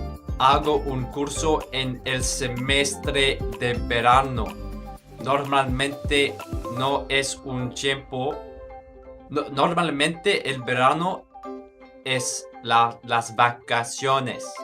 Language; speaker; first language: Spanish; non-native, learner; English